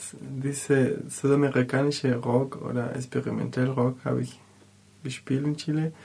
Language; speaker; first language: German; non-native, learner; Spanish